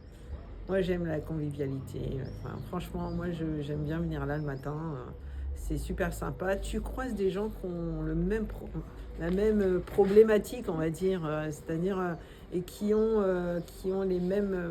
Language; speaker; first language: French; native; French